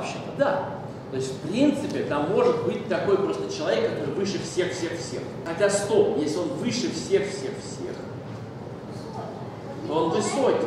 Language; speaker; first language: Russian; native; Russian